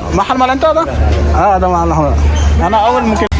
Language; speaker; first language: Arabic; non-native, learner; French